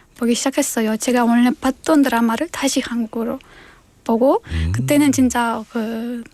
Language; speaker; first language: Korean; non-native, fluent; Kyrgyz